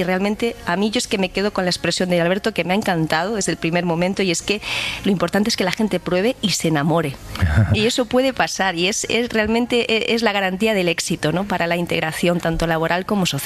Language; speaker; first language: Spanish; native; Spanish